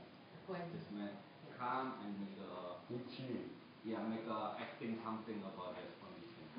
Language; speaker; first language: English; non-native, learner; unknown